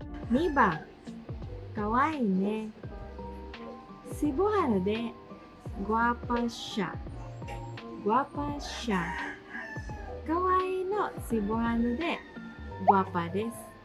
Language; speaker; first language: Japanese; non-native, fluent; Cebuano